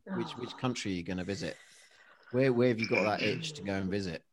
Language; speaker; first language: English; native; English